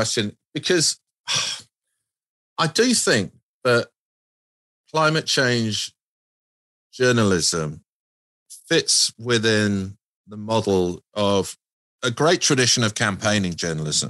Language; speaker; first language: English; native; English